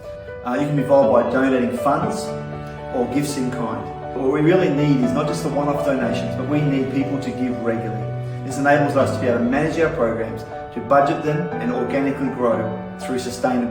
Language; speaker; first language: English; native; English